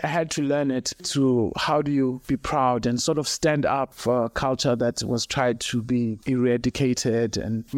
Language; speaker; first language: English; non-native, local second language; Xhosa